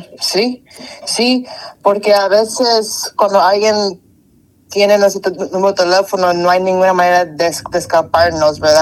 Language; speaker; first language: Spanish; early bilingual, heritage; Spanish